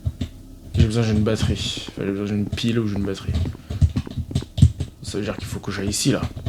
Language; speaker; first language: French; native; French